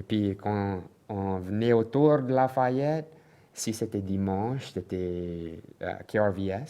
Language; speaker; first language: French; non-native, local second language; English